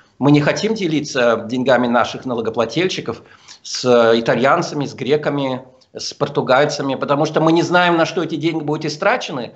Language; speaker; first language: Russian; early bilingual, heritage; Russian